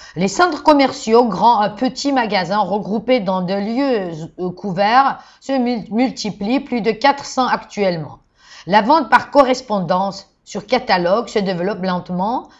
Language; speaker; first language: French; non-native, fluent; Georgian